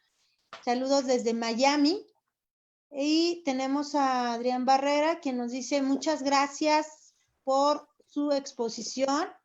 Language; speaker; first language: Spanish; native; Spanish